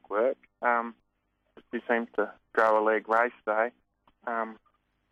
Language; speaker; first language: English; native; English